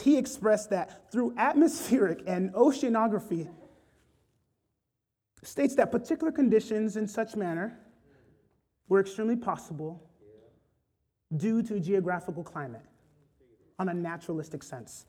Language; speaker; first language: English; native; English